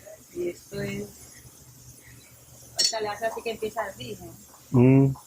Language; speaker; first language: Spanish; native; Spanish